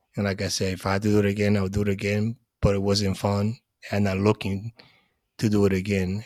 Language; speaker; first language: English; early bilingual, other home language; Spanish